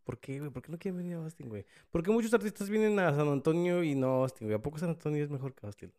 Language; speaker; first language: Spanish; early bilingual, heritage; Spanish